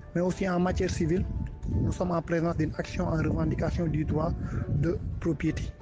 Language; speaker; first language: French; non-native, local second language; Wolof